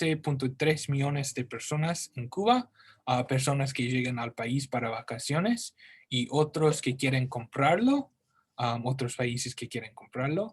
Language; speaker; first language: Spanish; non-native, learner; English